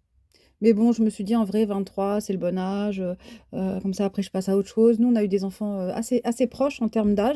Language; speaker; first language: French; native; French